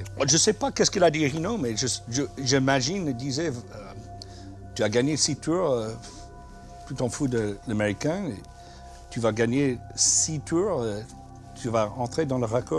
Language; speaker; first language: French; non-native, fluent; English